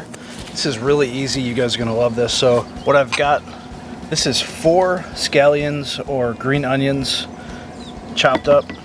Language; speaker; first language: English; native; English